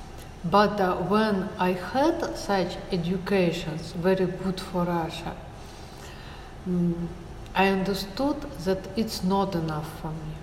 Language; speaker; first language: English; non-native, learner; Russian